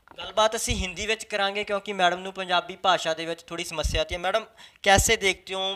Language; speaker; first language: Hindi; non-native, local second language; Punjabi